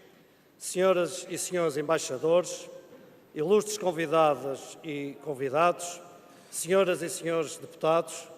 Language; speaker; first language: Portuguese; native; Portuguese